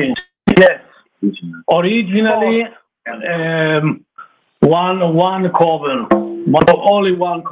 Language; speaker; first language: English; non-native, learner; Italian